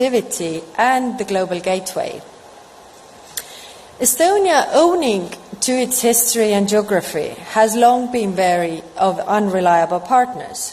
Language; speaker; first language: English; non-native, fluent; Estonian